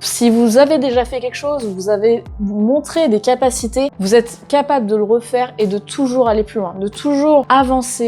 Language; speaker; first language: French; native; French